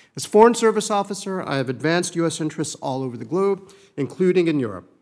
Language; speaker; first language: English; early bilingual, other home language; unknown